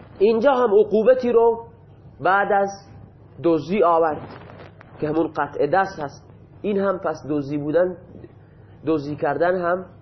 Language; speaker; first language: Persian; non-native, local second language; Baluchi